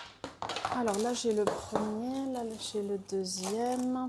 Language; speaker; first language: French; native; French